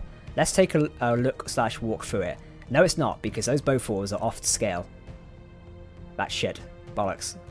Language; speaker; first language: English; native; English